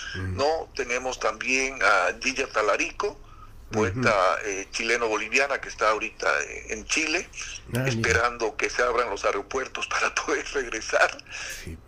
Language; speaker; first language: Spanish; native; Spanish